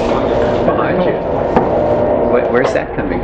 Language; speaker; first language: English; native; English